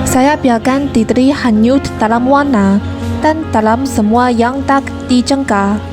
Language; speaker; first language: Malay; non-native, learner; Chinese